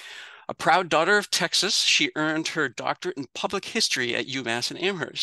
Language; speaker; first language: English; native; English